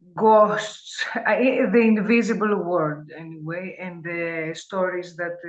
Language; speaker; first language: English; non-native, fluent; Greek